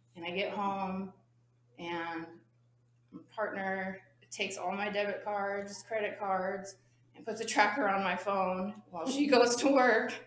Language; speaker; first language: English; native; English